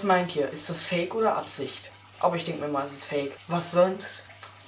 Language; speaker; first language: German; native; German